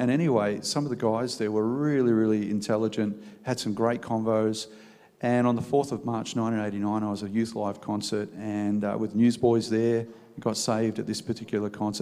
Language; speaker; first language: English; native; English